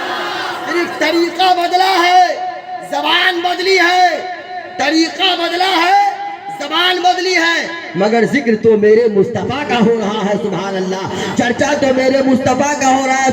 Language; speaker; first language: Hindi; native; Hindi